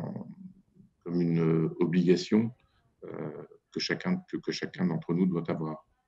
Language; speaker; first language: French; native; French